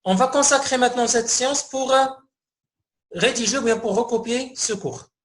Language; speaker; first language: French; non-native, local second language; Arabic